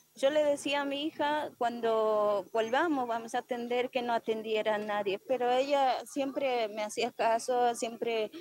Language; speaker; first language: Spanish; native; Spanish